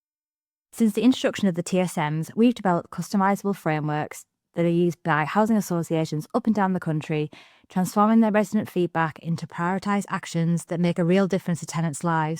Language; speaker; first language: English; native; English